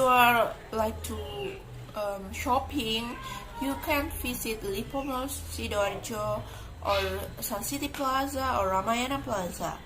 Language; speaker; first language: English; non-native, learner; Indonesian